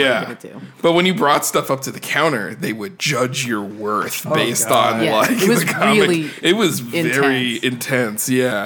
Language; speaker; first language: English; native; English